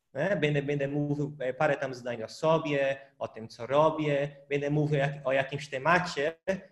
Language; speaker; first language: Polish; non-native, fluent; Portuguese